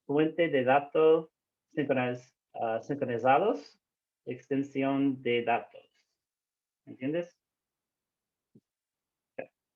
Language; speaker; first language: Spanish; non-native, learner; English